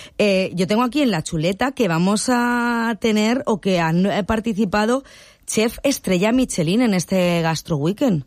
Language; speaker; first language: Spanish; native; Spanish